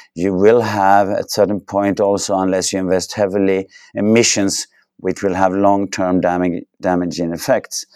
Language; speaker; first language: English; non-native, fluent; Swedish